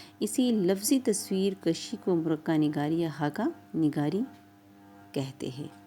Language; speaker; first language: Urdu; non-native, local second language; Pashto